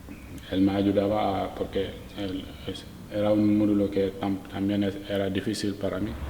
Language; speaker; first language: Spanish; non-native, learner; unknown